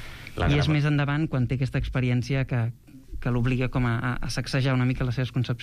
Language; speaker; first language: Catalan; native; Catalan